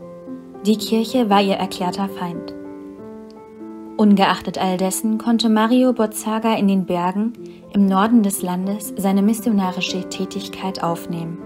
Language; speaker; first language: German; native; German